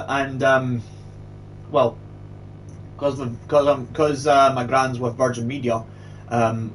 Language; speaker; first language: English; native; English